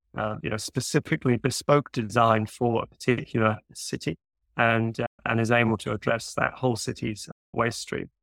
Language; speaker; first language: English; native; English